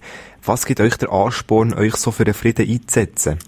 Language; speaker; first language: German; native; German